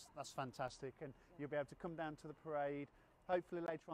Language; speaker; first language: English; native; English